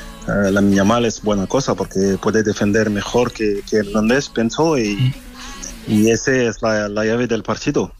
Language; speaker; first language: Spanish; non-native, fluent; French